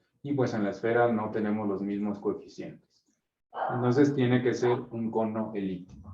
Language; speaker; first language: Spanish; native; Spanish